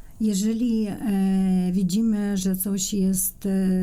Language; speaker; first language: Polish; non-native, fluent; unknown